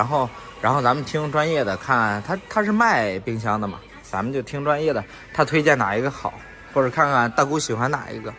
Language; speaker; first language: Chinese; native; Chinese